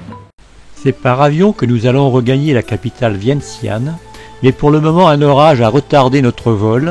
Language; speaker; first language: French; native; French